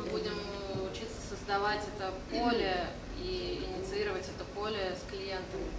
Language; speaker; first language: Russian; native; Russian